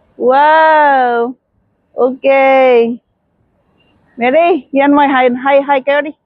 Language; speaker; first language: Filipino; non-native, local second language; Cebuano